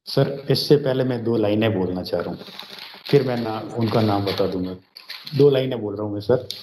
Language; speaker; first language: Hindi; native; Hindi